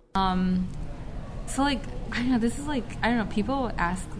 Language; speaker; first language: English; native; English